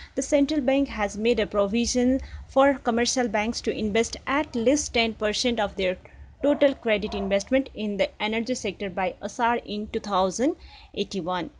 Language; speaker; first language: English; non-native, local second language; Nepali